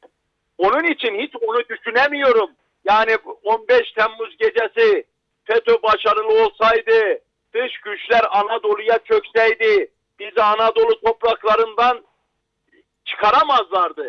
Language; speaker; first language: Turkish; native; Turkish